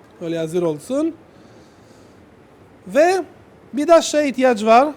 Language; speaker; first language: Turkish; non-native, learner; Italian